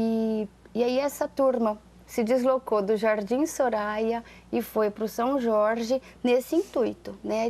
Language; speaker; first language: Portuguese; native; Portuguese